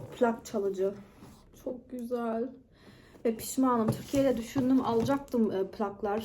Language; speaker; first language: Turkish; early bilingual, heritage; Turkish